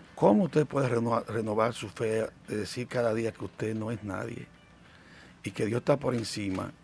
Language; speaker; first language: Spanish; native; Spanish